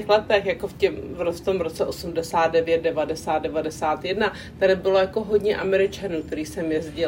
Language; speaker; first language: Czech; non-native, local second language; English